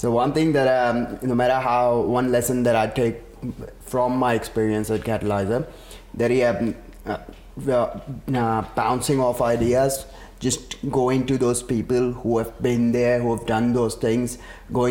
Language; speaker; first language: English; non-native, local second language; Urdu